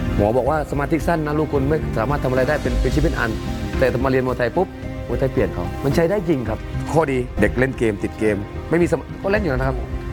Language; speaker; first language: Thai; native; Thai